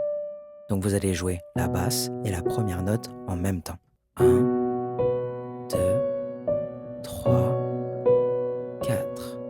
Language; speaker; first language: French; native; French